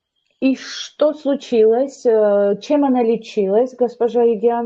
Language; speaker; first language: Russian; non-native, local second language; Georgian